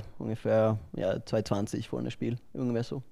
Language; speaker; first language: German; non-native, learner; Swedish